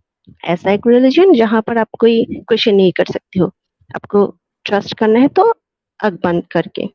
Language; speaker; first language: Hindi; non-native, fluent; Bangla